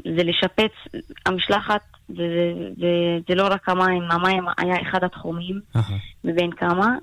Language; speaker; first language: Hebrew; non-native, local second language; Arabic